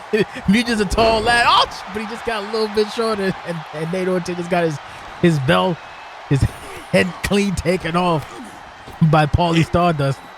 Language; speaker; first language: English; native; English